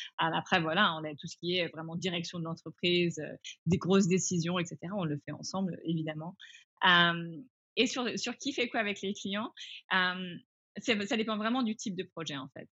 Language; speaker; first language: French; early bilingual, other home language; English